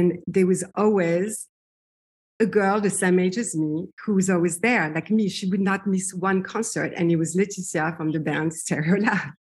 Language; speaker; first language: English; non-native, fluent; French